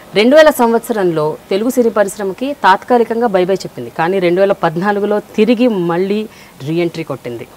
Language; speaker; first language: Telugu; native; Telugu